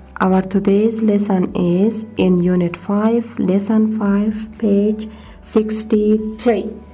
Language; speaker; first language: English; non-native, fluent; Persian